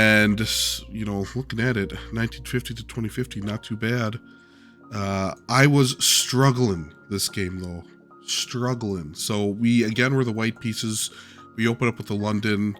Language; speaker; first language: English; native; English